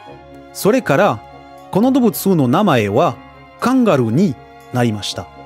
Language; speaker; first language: Japanese; non-native, learner; French